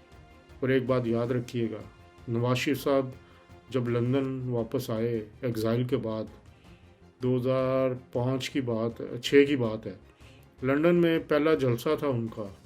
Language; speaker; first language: Urdu; native; Urdu